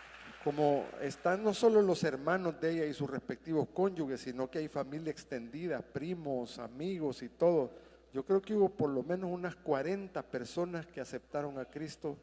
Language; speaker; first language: Spanish; native; Spanish